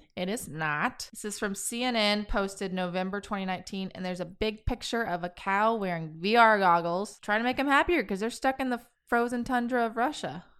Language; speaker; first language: English; native; English